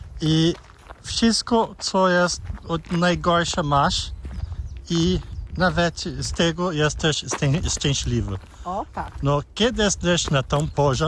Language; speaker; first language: Polish; non-native, learner; Portuguese